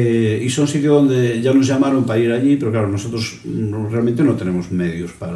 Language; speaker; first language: Spanish; native; Spanish